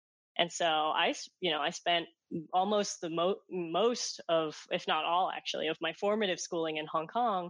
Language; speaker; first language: English; non-native, local second language; Cantonese